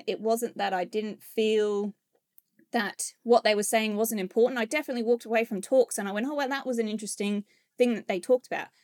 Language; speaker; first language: English; native; English